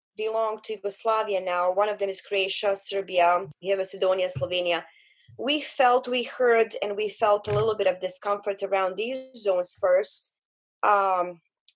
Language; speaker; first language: English; non-native, fluent; Bosnian